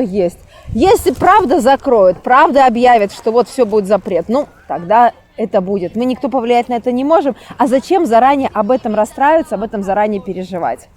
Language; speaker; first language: Russian; native; Russian